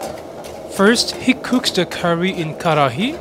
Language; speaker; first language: English; non-native, fluent; Korean